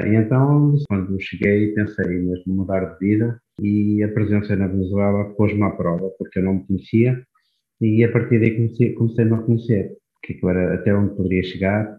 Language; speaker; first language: Portuguese; native; Portuguese